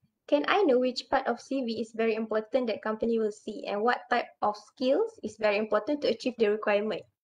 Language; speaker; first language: English; non-native, local second language; Malay